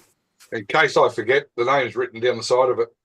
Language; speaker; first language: English; native; English